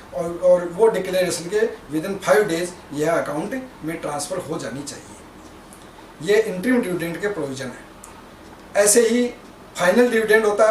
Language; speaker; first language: Hindi; native; Hindi